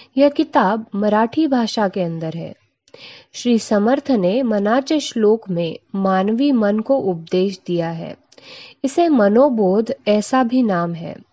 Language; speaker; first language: Hindi; non-native, local second language; Marathi